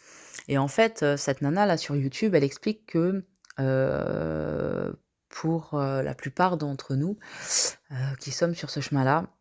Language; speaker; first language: French; native; French